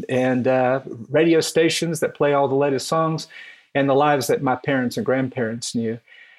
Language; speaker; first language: English; native; English